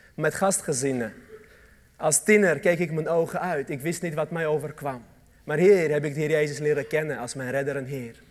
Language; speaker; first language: Dutch; early bilingual, other home language; Armenian